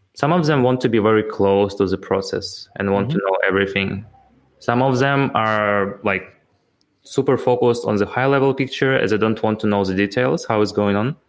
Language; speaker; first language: English; non-native, fluent; Ukrainian